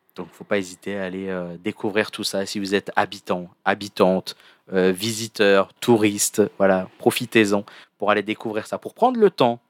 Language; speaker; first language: French; native; French